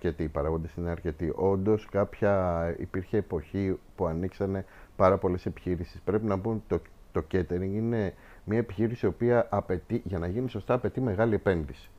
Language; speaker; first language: Greek; early bilingual, heritage; Greek